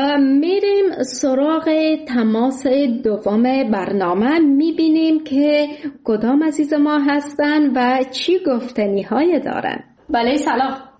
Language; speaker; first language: Persian; native; Persian